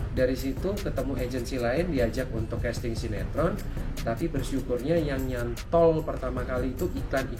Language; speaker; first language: Indonesian; native; Indonesian